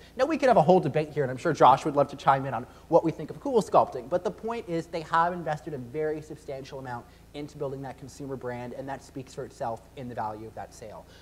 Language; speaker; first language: English; native; English